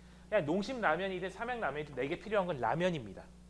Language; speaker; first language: Korean; early bilingual, heritage; Korean